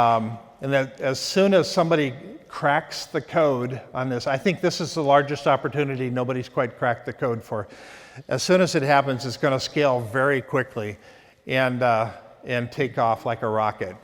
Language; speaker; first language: English; native; English